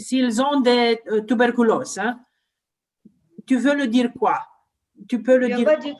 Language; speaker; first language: French; non-native, learner; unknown